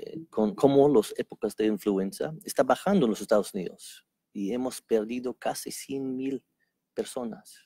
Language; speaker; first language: Spanish; non-native, fluent; English